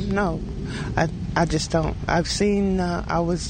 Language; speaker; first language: English; native; English